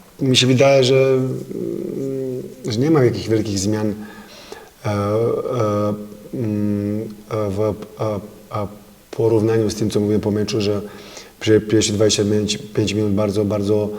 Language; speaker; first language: Polish; non-native, fluent; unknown